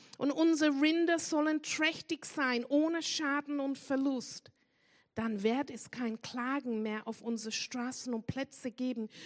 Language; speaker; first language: German; non-native, fluent; English